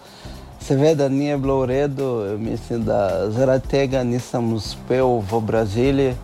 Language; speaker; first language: Slovenian; non-native, learner; Portuguese